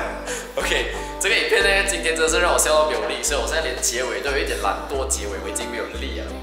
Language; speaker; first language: Chinese; native; Chinese